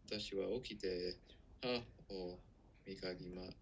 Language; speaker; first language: Japanese; non-native, learner; English